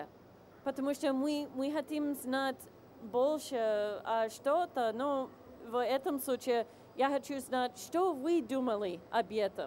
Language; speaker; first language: Russian; non-native, fluent; English